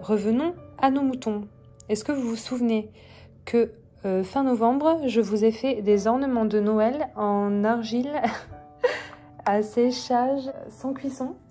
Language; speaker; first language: French; native; French